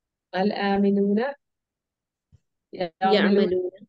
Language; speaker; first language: Arabic; non-native, learner; Malayalam